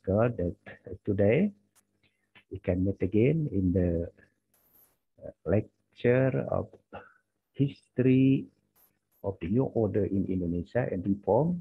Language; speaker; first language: English; non-native, learner; Indonesian